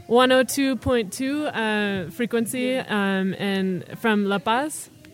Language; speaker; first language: English; native; English